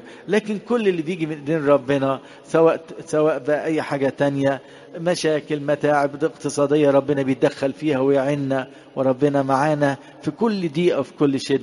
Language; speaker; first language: Arabic; native; Arabic